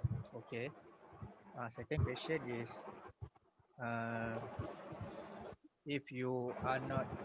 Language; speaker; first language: English; non-native, learner; Malay